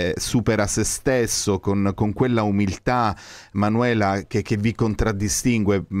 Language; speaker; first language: Italian; native; Italian